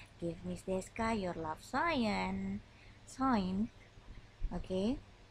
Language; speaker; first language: English; non-native, fluent; Indonesian